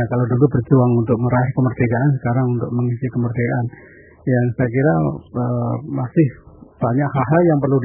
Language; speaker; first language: Indonesian; native; Indonesian